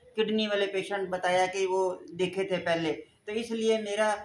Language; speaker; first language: Hindi; native; Hindi